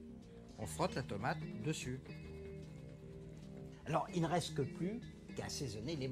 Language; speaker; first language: French; native; French